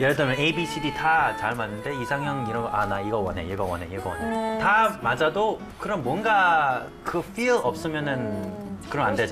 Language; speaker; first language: Korean; non-native, fluent; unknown